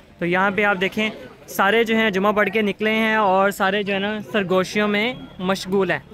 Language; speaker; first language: Urdu; non-native, local second language; Punjabi